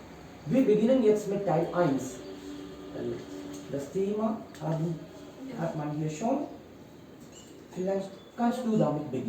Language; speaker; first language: German; non-native, fluent; Hindi